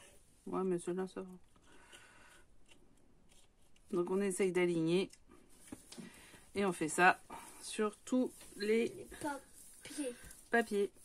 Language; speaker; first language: French; native; French